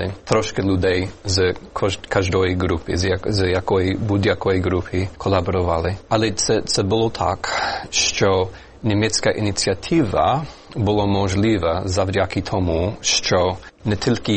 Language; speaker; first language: Ukrainian; non-native, fluent; English